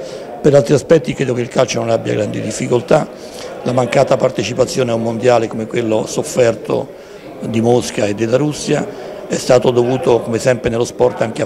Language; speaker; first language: Italian; native; Italian